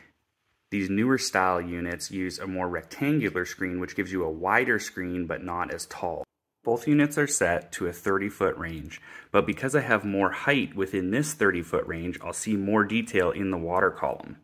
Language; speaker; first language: English; native; English